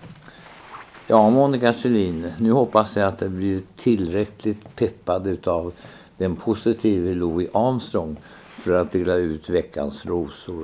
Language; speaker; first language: Swedish; native; Swedish